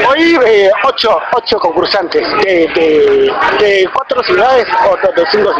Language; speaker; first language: Spanish; non-native, fluent; Chinese